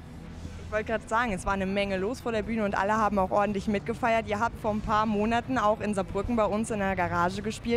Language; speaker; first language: German; native; German